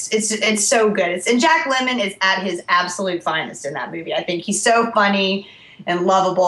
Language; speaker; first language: English; native; English